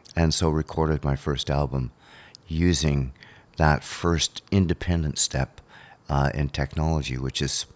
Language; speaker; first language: English; native; English